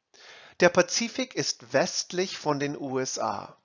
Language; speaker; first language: German; non-native, fluent; English